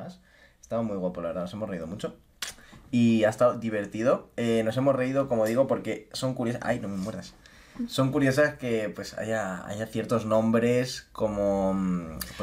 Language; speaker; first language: Spanish; native; Spanish